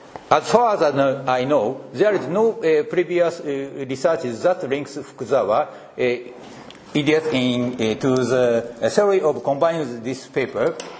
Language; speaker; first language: English; non-native, fluent; Japanese